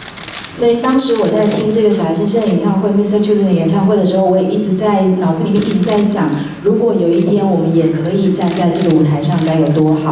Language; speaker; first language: Chinese; native; Chinese